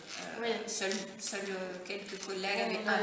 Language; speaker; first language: French; early bilingual, other home language; Italian